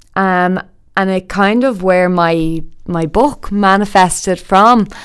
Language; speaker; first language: English; native; English